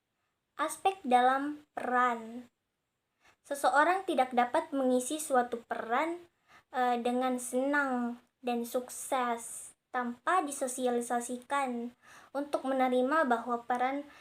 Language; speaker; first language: Indonesian; native; Indonesian